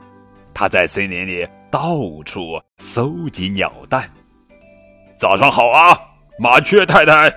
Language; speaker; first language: Chinese; native; Chinese